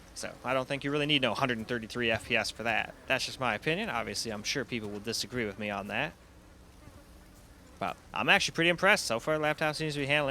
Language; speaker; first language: English; native; English